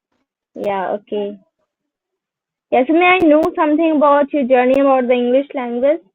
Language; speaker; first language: English; non-native, learner; Hindi